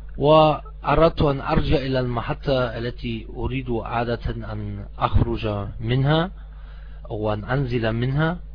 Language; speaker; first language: Arabic; non-native, fluent; German